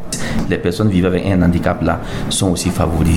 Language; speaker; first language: French; non-native, local second language; Mossi